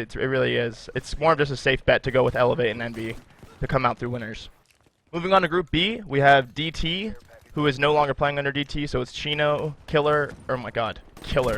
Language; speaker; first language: English; native; English